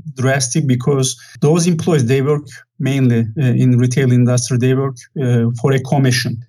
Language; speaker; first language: English; non-native, fluent; Turkish